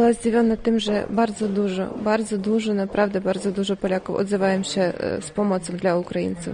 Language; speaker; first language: Polish; non-native, learner; Ukrainian